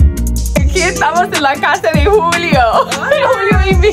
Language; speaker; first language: Spanish; non-native, learner; English